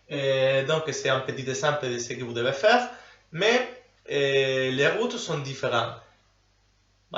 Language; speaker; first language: French; non-native, learner; Spanish